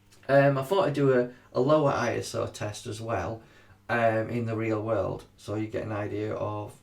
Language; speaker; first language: English; native; English